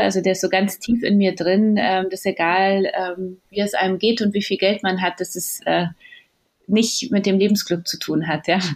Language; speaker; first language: German; early bilingual, other home language; Polish